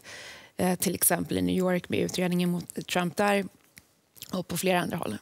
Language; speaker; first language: Swedish; native; Swedish